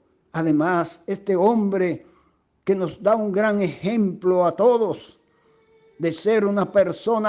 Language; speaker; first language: Spanish; native; Spanish